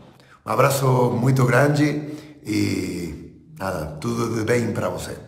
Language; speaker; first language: Portuguese; non-native, fluent; Spanish